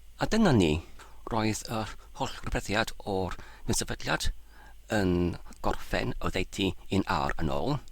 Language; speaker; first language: Welsh; non-native, fluent; German